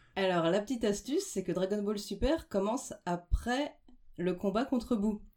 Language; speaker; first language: French; native; French